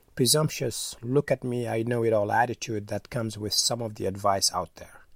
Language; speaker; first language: English; non-native, fluent; Wolof